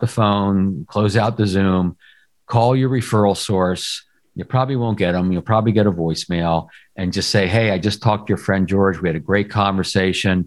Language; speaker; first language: English; native; English